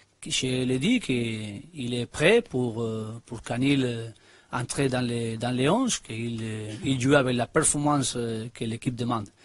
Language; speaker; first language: French; non-native, learner; Spanish